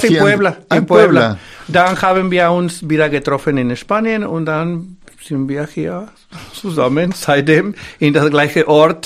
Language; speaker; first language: German; non-native, fluent; Spanish